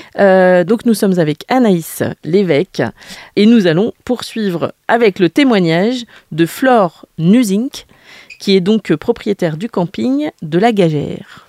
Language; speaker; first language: French; native; French